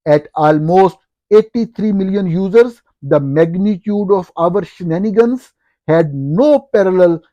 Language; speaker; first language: English; non-native, local second language; Urdu